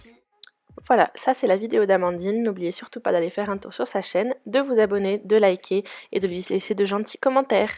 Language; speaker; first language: French; native; French